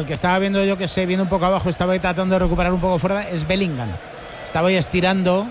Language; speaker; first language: Spanish; native; Spanish